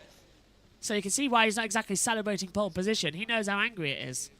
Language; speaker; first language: English; native; English